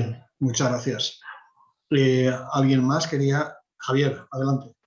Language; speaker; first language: Spanish; native; Spanish